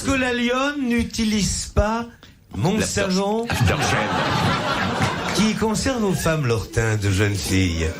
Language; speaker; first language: French; native; French